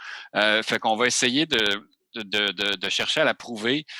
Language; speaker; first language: French; native; French